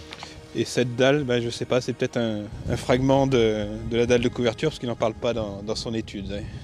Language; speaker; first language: French; native; French